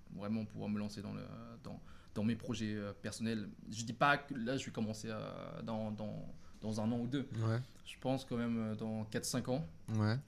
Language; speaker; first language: French; non-native, fluent; Thai